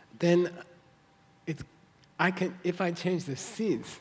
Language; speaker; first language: English; native; English